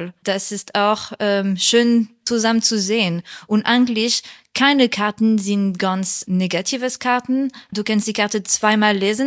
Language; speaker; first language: German; non-native, fluent; French